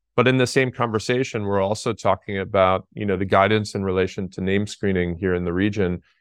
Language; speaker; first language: English; native; English